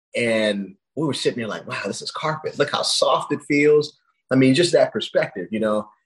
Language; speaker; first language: English; early bilingual, other home language; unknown